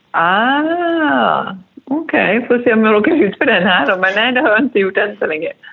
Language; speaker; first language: Swedish; native; Swedish